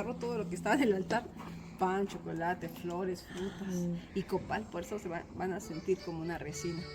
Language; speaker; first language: Spanish; native; Spanish